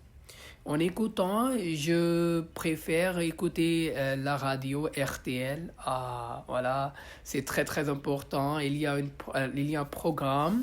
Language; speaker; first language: French; non-native, learner; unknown